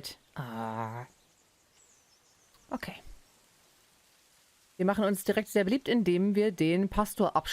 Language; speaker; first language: German; native; German